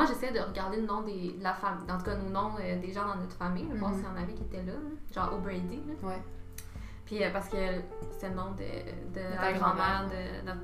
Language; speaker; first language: French; native; French